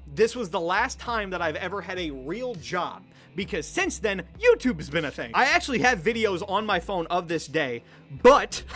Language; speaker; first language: English; native; English